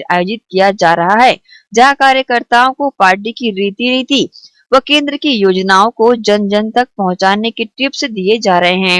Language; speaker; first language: Hindi; native; Hindi